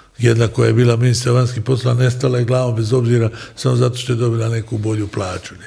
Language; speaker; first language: Croatian; native; Croatian